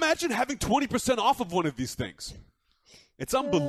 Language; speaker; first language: English; native; English